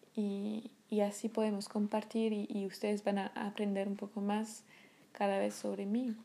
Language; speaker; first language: Spanish; non-native, fluent; French